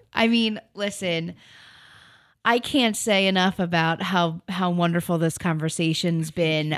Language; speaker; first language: English; native; English